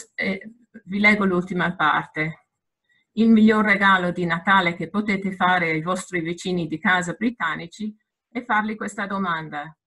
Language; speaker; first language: Italian; non-native, fluent; English